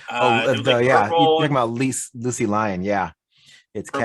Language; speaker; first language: English; native; English